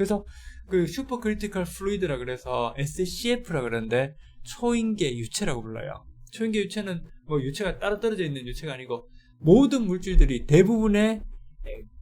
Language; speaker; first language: Korean; native; Korean